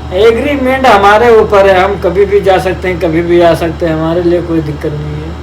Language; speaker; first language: Hindi; non-native, local second language; Malayalam